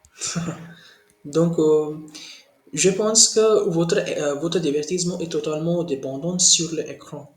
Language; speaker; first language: French; non-native, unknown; Hindi